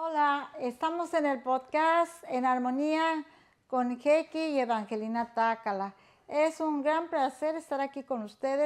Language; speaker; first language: Spanish; native; Spanish